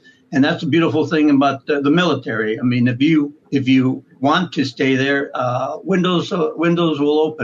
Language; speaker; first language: English; native; English